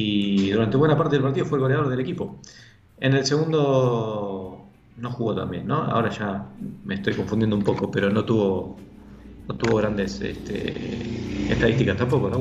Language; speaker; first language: Spanish; native; Spanish